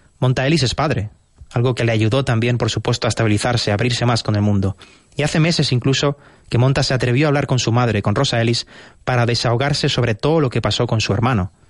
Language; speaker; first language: Spanish; native; Spanish